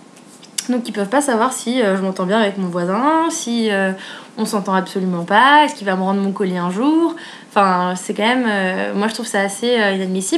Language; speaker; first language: French; native; French